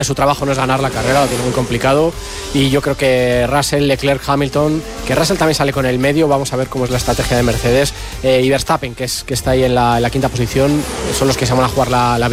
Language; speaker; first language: Spanish; native; Spanish